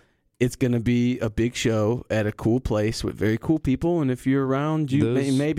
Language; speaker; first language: English; native; English